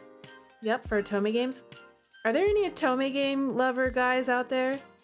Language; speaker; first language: English; native; English